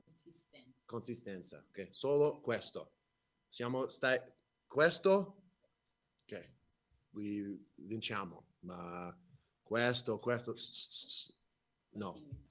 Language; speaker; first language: Italian; non-native, learner; English